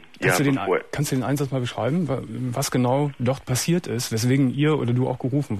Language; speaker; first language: German; native; German